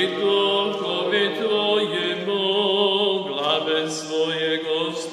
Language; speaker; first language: Bosnian; native; Bosnian